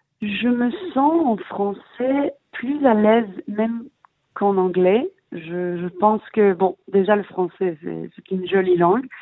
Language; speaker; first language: French; early bilingual, heritage; Hebrew